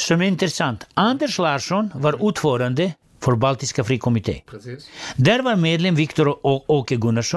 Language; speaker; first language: Swedish; non-native, fluent; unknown